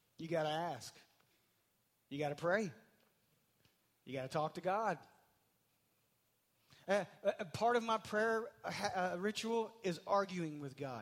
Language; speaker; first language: English; native; English